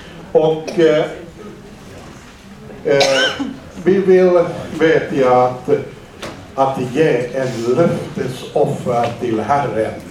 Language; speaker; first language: Swedish; non-native, fluent; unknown